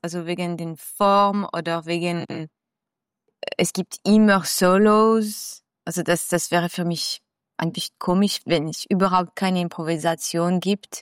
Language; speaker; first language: German; non-native, fluent; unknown